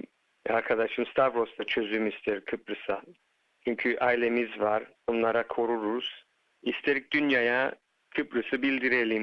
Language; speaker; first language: Turkish; early bilingual, heritage; Turkish